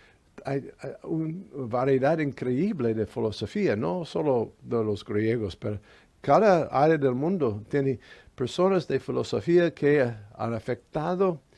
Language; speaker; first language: Spanish; non-native, fluent; English